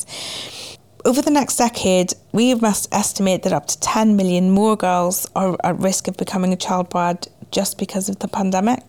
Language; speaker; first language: English; native; English